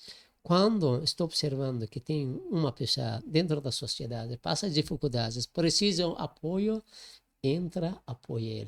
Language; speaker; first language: Portuguese; non-native, learner; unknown